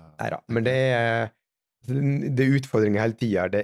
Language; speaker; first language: Norwegian; native; Norwegian